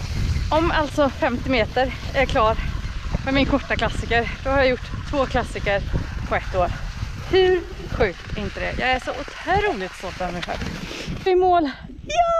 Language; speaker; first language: Swedish; native; Swedish